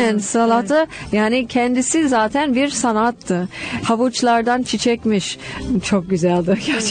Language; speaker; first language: Turkish; non-native, fluent; English